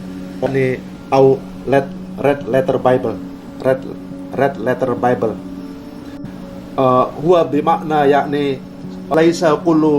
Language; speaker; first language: Arabic; non-native, learner; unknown